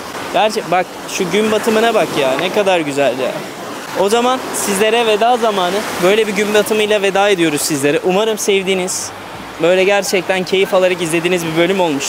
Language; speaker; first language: Turkish; native; Turkish